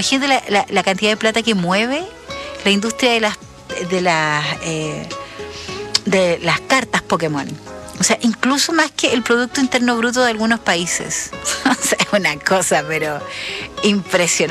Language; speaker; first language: Spanish; native; Spanish